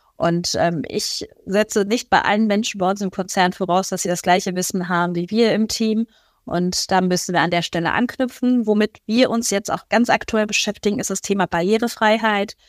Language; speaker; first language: German; early bilingual, other home language; Persian